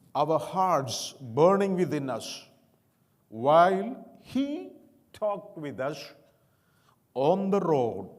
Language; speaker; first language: English; non-native, local second language; Malayalam